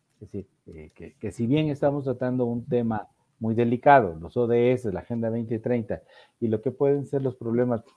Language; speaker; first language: Spanish; native; Spanish